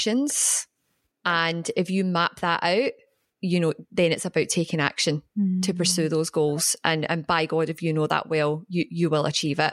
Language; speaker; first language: English; native; English